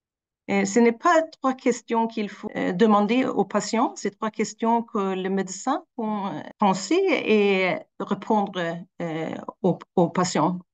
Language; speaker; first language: French; non-native, fluent; Swedish